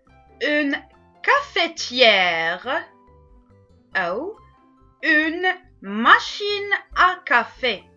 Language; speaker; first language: French; non-native, local second language; Arabic